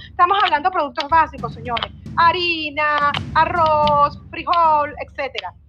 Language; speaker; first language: Spanish; native; Spanish